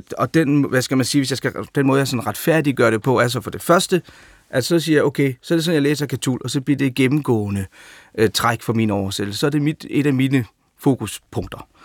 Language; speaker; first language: Danish; native; Danish